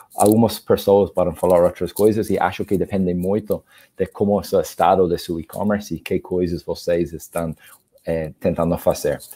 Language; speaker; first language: Portuguese; non-native, learner; English